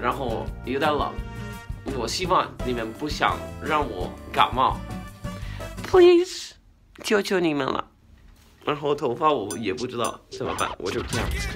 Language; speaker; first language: Chinese; non-native, fluent; Spanish